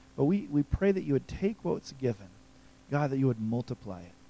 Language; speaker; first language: English; native; English